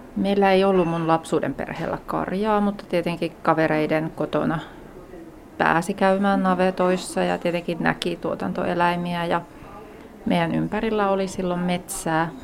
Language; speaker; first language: Finnish; native; Finnish